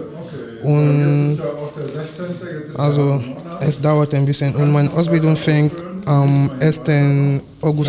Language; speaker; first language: German; non-native, learner; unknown